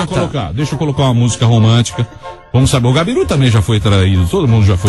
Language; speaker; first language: Portuguese; native; Portuguese